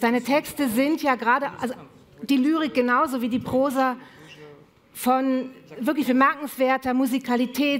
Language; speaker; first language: German; native; German